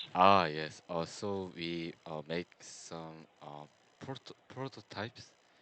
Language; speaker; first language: English; non-native, learner; Korean